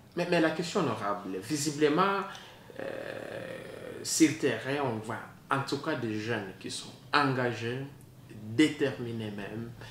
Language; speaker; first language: French; non-native, local second language; Swahili